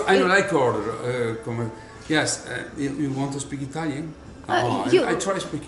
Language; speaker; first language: English; non-native, learner; Italian